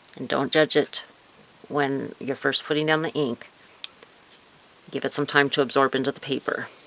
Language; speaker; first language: English; native; English